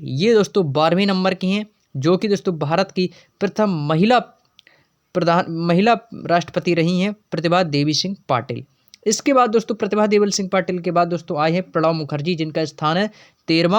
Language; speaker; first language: Hindi; native; Hindi